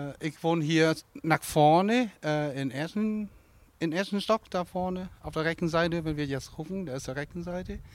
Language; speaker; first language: German; non-native, fluent; Vietnamese